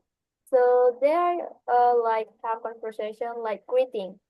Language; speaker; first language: English; non-native, learner; Indonesian